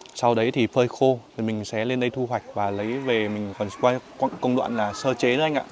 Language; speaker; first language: Vietnamese; non-native, local second language; Tày